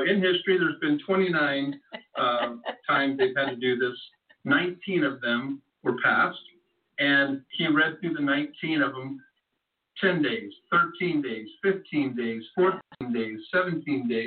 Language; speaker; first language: English; native; English